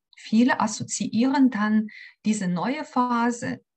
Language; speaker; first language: German; non-native, fluent; Ukrainian